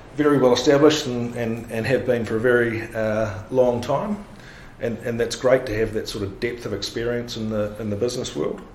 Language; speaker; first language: English; native; English